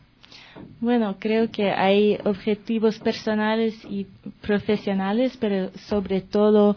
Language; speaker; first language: Spanish; non-native, fluent; French